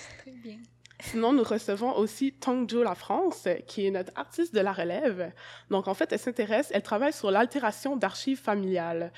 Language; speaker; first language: French; native; French